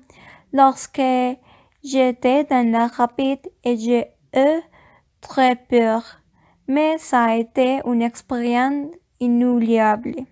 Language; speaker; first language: French; non-native, learner; Spanish